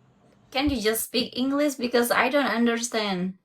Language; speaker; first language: English; non-native, learner; Nepali